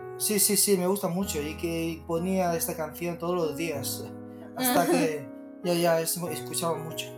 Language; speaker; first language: Spanish; non-native, learner; Chinese